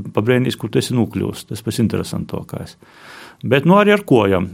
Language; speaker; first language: Latvian; native; Latvian